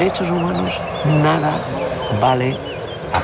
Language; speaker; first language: Spanish; native; Spanish